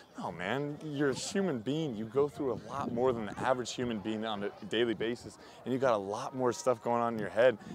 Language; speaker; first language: English; native; English